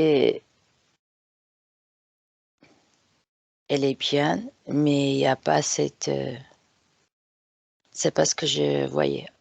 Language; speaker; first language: French; non-native, fluent; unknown